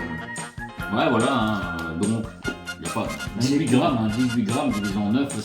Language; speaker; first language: French; native; French